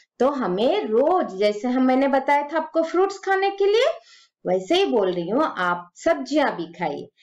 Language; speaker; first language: Hindi; native; Hindi